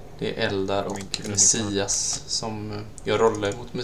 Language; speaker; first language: Swedish; native; Swedish